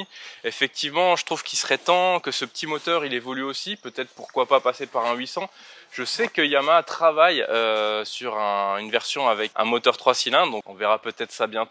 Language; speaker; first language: French; native; French